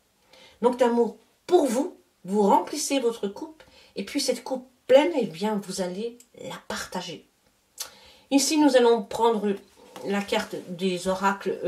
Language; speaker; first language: French; native; French